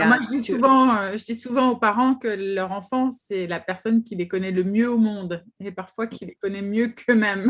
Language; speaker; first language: French; native; French